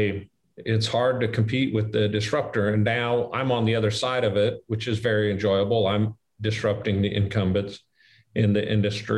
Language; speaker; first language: English; native; English